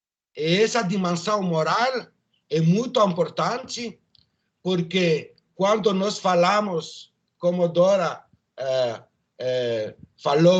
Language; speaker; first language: Portuguese; non-native, learner; French